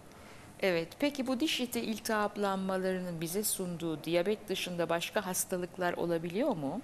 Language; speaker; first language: Turkish; native; Turkish